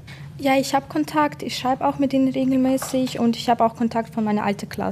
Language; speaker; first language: German; non-native, fluent; Ukrainian